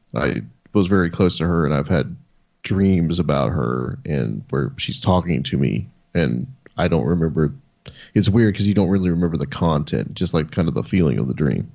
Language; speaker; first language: English; native; English